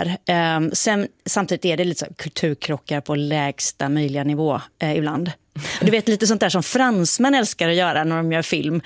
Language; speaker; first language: Swedish; native; Swedish